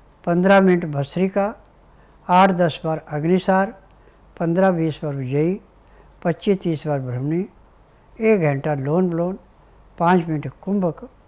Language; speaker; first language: Hindi; native; Hindi